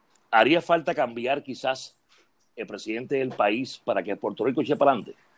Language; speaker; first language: Spanish; native; Spanish